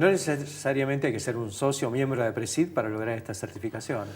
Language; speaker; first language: Spanish; native; Spanish